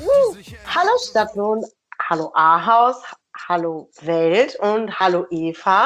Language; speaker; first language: German; native; German